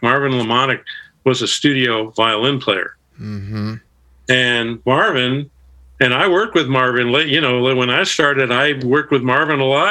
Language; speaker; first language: English; native; English